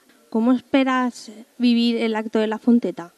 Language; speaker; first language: Spanish; native; Spanish